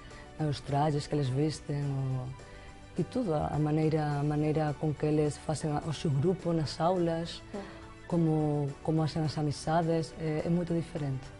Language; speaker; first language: Portuguese; non-native, fluent; Spanish